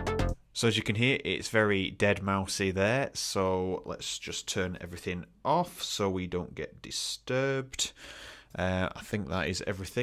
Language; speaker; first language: English; native; English